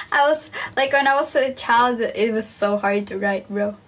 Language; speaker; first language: English; non-native, local second language; Filipino